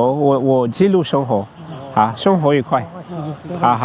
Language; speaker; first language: Chinese; non-native, fluent; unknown